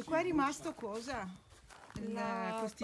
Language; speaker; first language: Italian; non-native, fluent; Russian